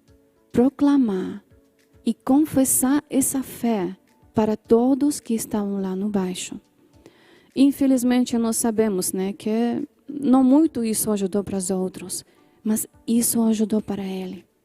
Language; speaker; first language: Portuguese; non-native, fluent; Polish